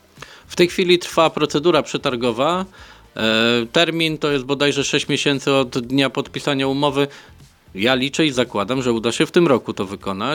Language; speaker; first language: Polish; native; Polish